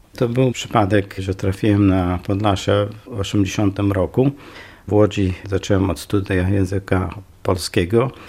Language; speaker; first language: Polish; non-native, fluent; Kurdish